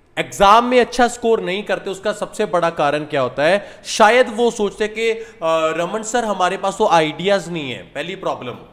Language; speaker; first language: Hindi; non-native, local second language; Punjabi